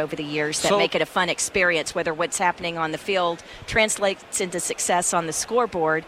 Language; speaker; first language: English; native; English